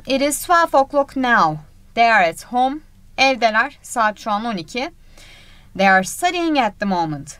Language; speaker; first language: English; non-native, fluent; Turkish